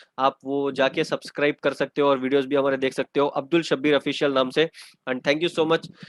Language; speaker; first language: Hindi; non-native, local second language; Urdu